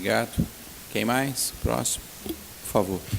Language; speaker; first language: Portuguese; native; Portuguese